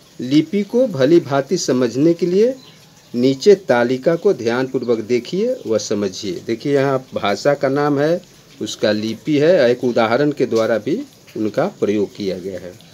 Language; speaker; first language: Hindi; native; Hindi